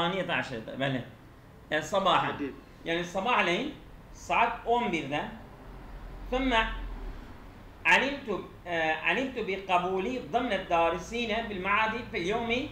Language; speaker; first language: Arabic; non-native, fluent; Turkish